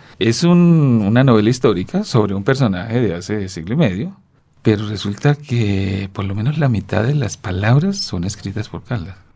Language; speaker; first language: Spanish; native; Spanish